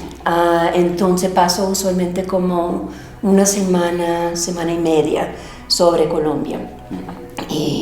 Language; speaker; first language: Spanish; non-native, fluent; English